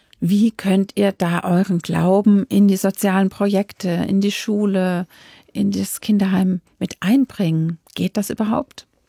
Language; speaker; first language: German; native; German